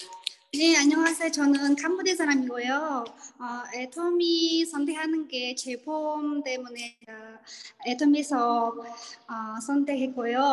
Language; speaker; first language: Korean; non-native, learner; Khmer